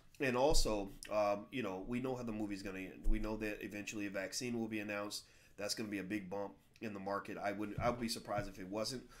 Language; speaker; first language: English; native; English